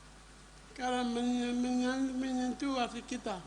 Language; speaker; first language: Indonesian; non-native, local second language; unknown